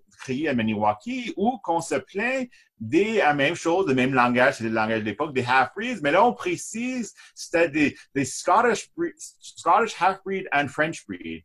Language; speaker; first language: French; native; French